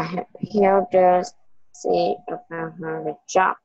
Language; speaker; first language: English; non-native, learner; Vietnamese